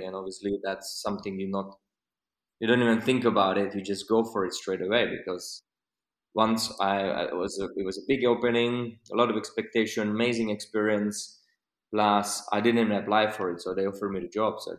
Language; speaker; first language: English; non-native, fluent; Slovak